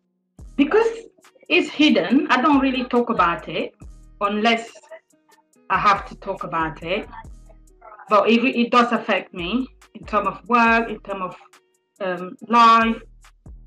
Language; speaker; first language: English; non-native, local second language; French